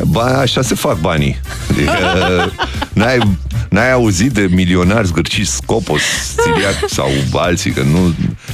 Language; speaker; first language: Romanian; native; Romanian